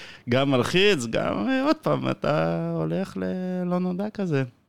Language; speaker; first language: Hebrew; non-native, fluent; Russian